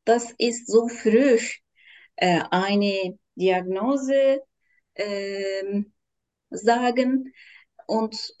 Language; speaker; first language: German; non-native, learner; Turkish